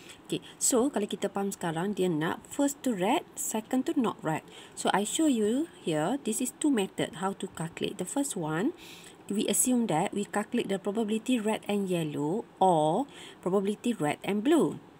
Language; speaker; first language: English; non-native, local second language; Malay